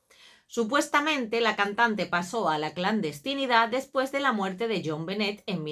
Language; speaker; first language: Spanish; native; Spanish